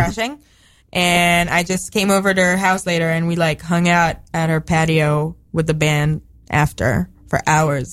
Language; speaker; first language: English; non-native, fluent; Hebrew